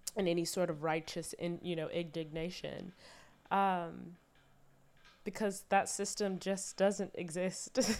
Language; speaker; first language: English; native; English